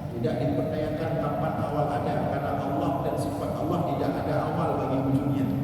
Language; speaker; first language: Malay; non-native, local second language; Achinese